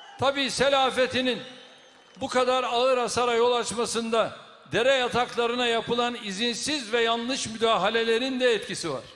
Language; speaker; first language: Turkish; native; Turkish